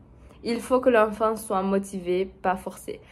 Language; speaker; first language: French; non-native, learner; Portuguese